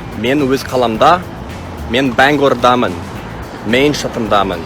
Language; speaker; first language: Kazakh; non-native, learner; English